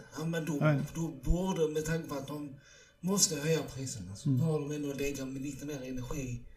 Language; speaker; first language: Swedish; early bilingual, other home language; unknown